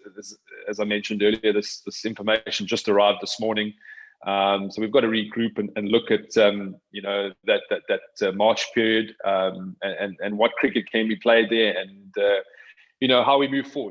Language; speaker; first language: English; native; English